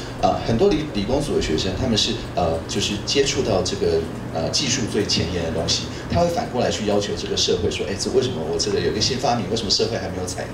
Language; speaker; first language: Chinese; native; Chinese